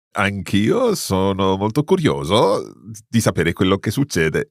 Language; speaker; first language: Italian; non-native, fluent; English